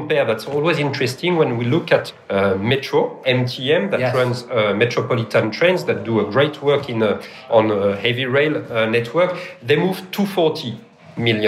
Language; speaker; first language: English; non-native, fluent; French